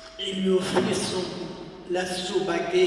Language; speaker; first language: French; native; French